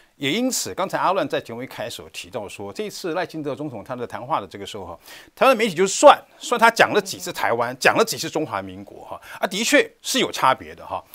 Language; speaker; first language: Chinese; native; Chinese